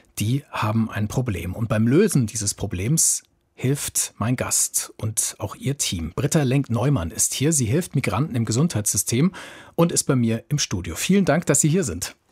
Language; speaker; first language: German; native; German